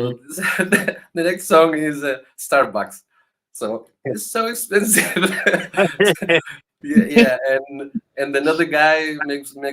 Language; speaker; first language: English; non-native, learner; Spanish